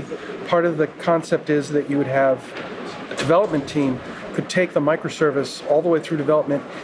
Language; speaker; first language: English; native; English